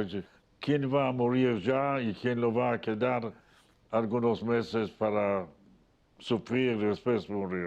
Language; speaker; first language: Spanish; non-native, fluent; Yiddish